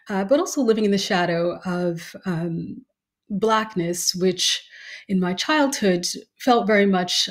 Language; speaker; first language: English; native; English